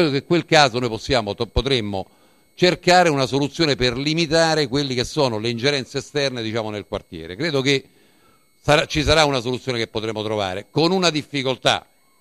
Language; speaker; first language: Italian; native; Italian